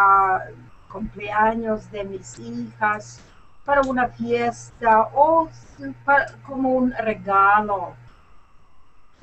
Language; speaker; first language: Spanish; non-native, learner; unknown